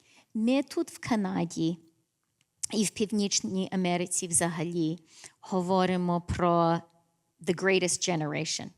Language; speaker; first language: Ukrainian; early bilingual, heritage; English